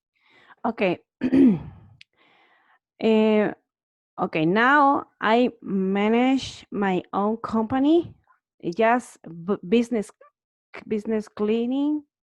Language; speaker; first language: English; non-native, learner; Spanish